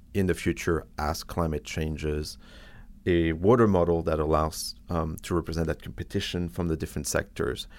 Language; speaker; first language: English; non-native, fluent; French